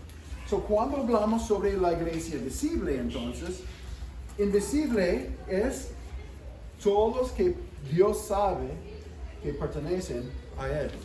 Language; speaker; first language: Spanish; non-native, fluent; English